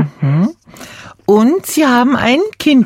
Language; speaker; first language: German; native; German